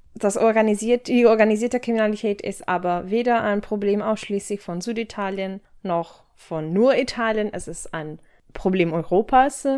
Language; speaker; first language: German; non-native, fluent; Italian